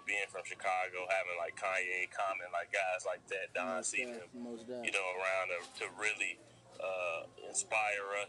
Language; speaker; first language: English; native; English